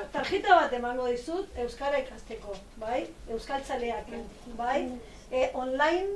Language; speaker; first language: Basque; non-native, learner; Spanish